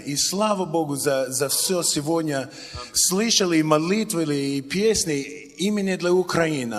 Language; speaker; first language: Russian; non-native, learner; English